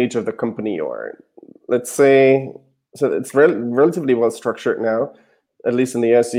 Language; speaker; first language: English; non-native, fluent; German